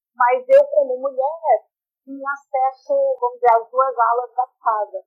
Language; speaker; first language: Portuguese; native; Portuguese